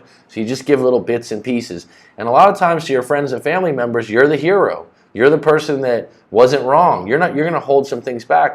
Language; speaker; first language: English; native; English